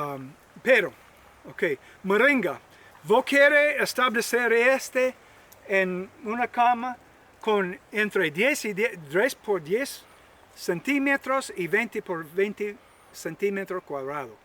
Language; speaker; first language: Spanish; non-native, learner; English